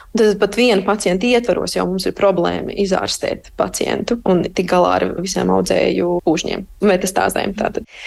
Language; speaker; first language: Latvian; early bilingual, heritage; Latvian